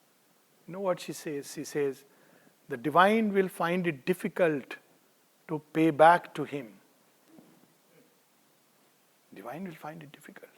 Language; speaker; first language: English; non-native, local second language; Hindi